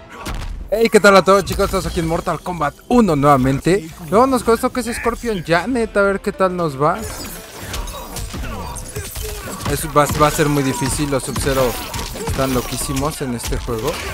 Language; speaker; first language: Spanish; native; Spanish